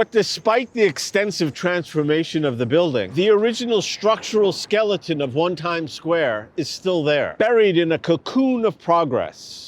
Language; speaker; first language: English; native; English